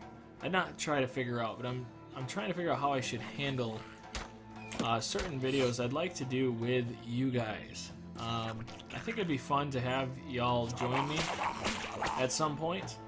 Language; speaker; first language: English; native; English